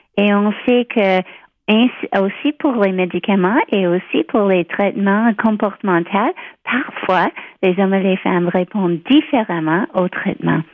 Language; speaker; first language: French; non-native, local second language; English